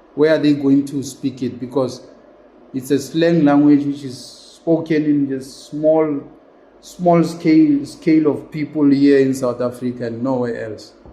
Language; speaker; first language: English; non-native, local second language; Zulu